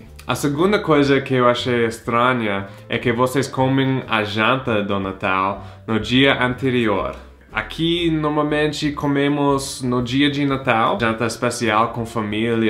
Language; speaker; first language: Portuguese; non-native, fluent; English